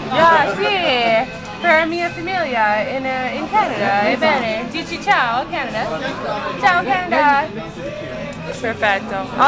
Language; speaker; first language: Italian; early bilingual, heritage; Italian